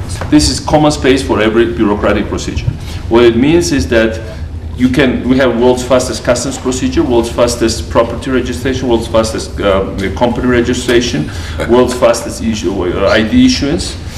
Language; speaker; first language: English; non-native, fluent; Georgian